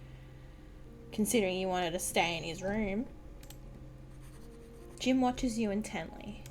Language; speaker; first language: English; native; English